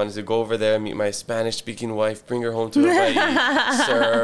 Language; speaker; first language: English; early bilingual, other home language; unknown